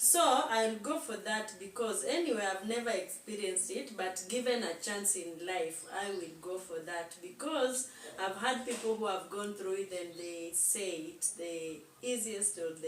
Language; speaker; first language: English; non-native, local second language; Swahili